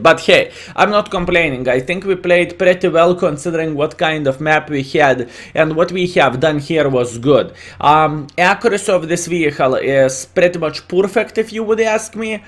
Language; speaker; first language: English; non-native, fluent; Lithuanian